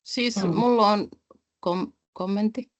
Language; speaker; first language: Finnish; non-native, fluent; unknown